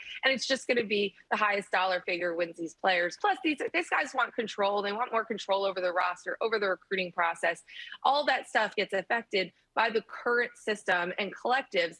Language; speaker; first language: English; native; English